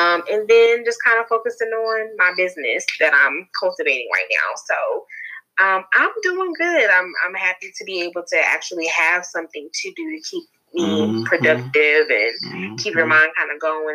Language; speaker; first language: English; native; English